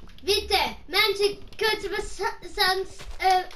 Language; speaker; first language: German; non-native, learner; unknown